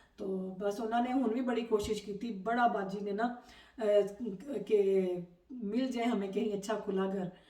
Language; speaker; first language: Urdu; non-native, local second language; Punjabi